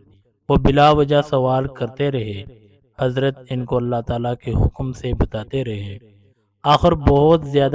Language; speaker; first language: Urdu; native; Urdu